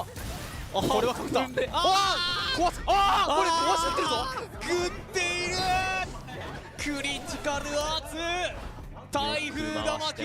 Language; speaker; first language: Japanese; native; Japanese